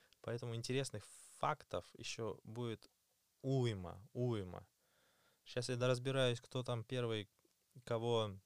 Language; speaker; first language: Russian; native; Russian